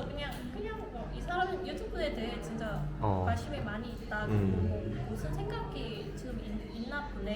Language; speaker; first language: Korean; non-native, fluent; Vietnamese